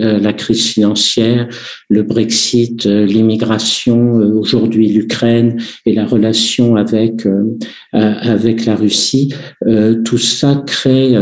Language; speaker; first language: French; native; French